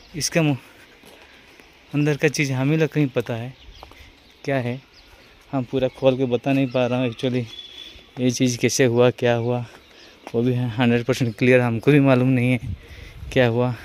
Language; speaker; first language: Hindi; non-native, local second language; Odia